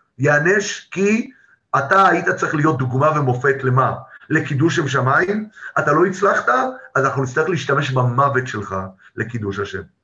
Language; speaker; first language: Hebrew; native; Hebrew